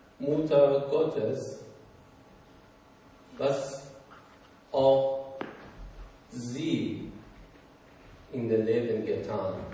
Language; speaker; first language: German; non-native, learner; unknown